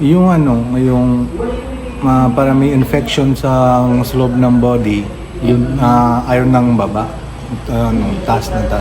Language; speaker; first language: Filipino; non-native, learner; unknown